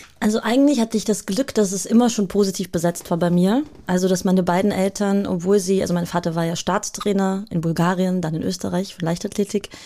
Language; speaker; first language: German; early bilingual, other home language; Bulgarian